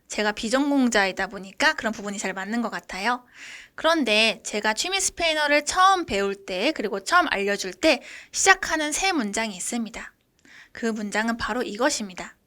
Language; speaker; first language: Korean; native; Korean